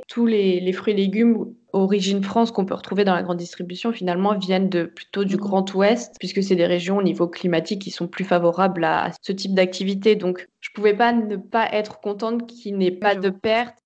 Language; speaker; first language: French; native; French